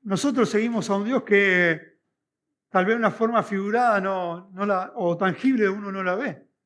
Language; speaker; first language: Spanish; native; Spanish